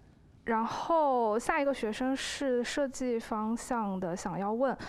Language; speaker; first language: Chinese; native; Chinese